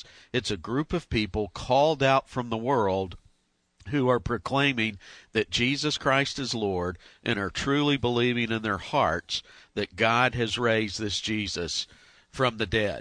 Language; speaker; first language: English; native; English